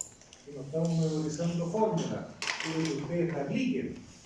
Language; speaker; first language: Spanish; native; Spanish